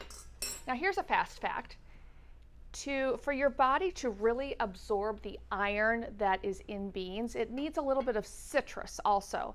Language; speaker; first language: English; native; English